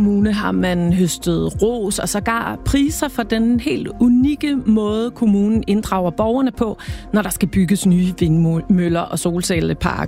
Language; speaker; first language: Danish; native; Danish